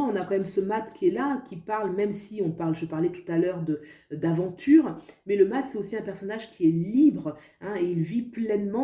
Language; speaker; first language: French; native; French